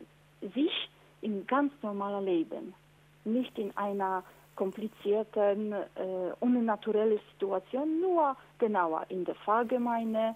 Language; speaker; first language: German; non-native, learner; Polish